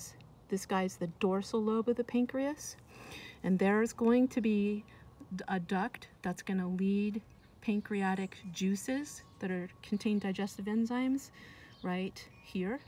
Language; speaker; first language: English; native; English